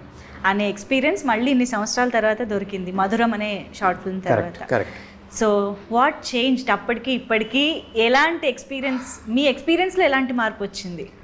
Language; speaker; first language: Telugu; native; Telugu